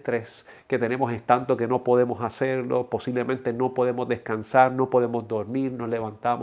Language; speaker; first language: Spanish; native; Spanish